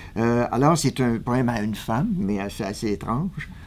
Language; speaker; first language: French; native; French